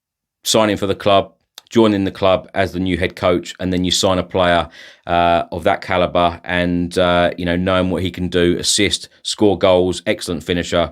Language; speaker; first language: English; native; English